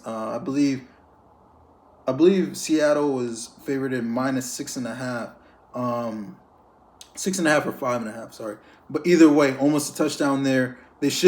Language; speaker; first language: English; native; English